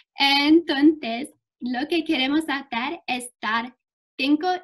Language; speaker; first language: Spanish; non-native, fluent; English